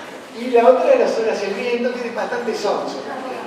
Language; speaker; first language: Spanish; native; Spanish